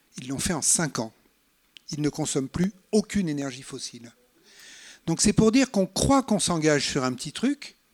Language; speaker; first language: French; native; French